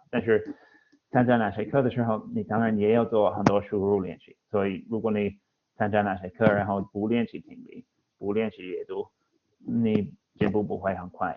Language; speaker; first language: Chinese; non-native, fluent; English